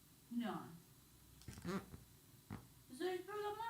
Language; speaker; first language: German; non-native, learner; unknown